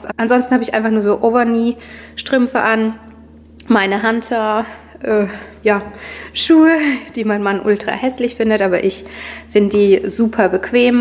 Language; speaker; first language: German; native; German